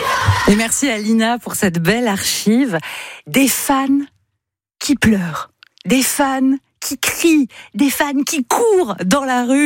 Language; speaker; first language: French; native; French